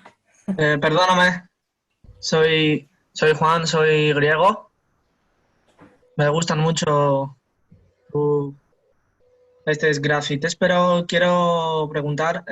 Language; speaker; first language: Spanish; non-native, learner; Greek